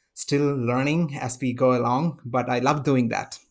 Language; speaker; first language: English; non-native, local second language; Malayalam